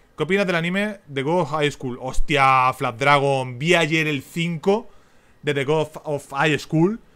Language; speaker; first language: Spanish; native; Spanish